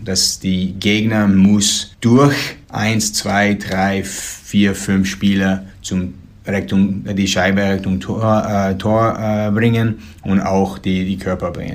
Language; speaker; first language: German; non-native, learner; English